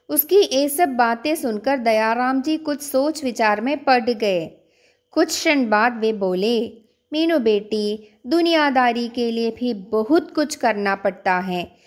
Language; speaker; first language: Hindi; non-native, local second language; Malayalam